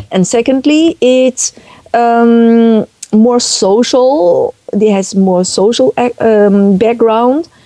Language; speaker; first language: English; non-native, fluent; Chinese